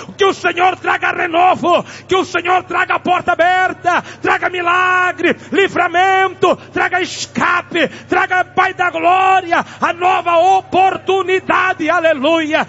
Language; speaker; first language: Portuguese; non-native, local second language; Tsonga